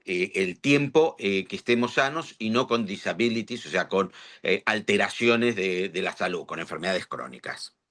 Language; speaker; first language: Spanish; native; Spanish